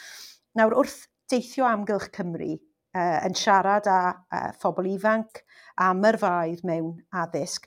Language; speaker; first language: Welsh; non-native, local second language; English